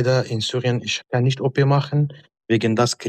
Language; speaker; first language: German; non-native, learner; Arabic